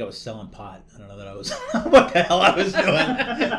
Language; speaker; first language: English; native; English